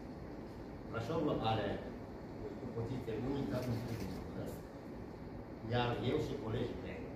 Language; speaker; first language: Romanian; non-native, fluent; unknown